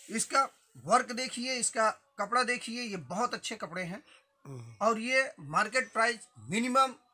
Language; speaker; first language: Hindi; native; Hindi